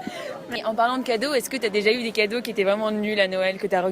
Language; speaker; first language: French; native; French